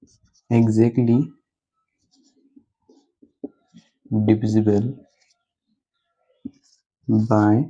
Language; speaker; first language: English; non-native, local second language; Hindi